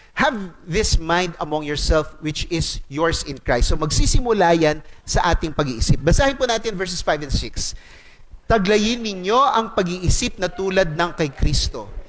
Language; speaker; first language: Filipino; non-native, local second language; Cebuano